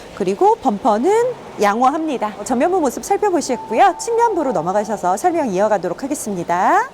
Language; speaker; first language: Korean; native; Korean